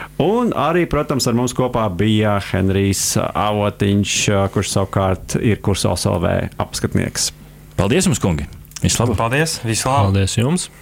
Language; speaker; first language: Latvian; native; Latvian